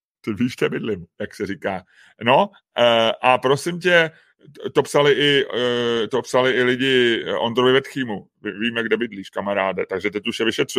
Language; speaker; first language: Czech; native; Czech